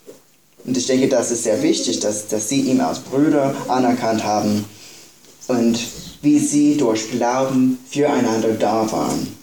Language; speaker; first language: German; non-native, fluent; English